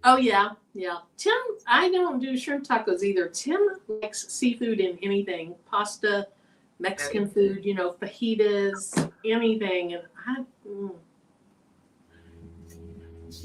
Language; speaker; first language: English; native; English